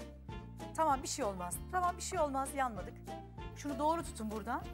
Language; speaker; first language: Turkish; native; Turkish